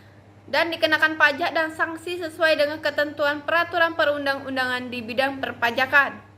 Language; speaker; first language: Indonesian; native; Indonesian